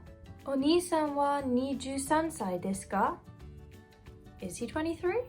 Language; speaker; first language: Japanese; non-native, fluent; English